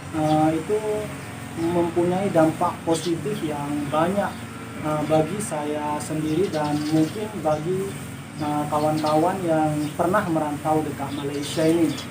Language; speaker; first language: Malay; non-native, local second language; Madurese